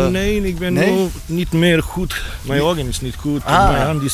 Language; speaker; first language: Dutch; non-native, learner; Bosnian